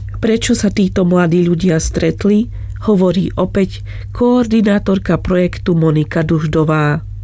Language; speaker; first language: Slovak; native; Slovak